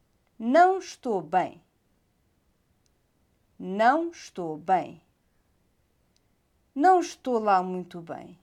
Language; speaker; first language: Portuguese; non-native, fluent; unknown